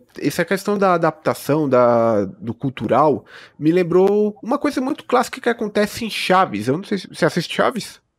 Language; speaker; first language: Portuguese; native; Portuguese